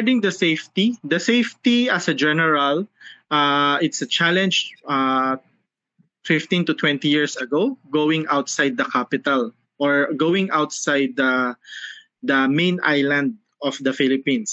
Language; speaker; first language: English; non-native, local second language; Filipino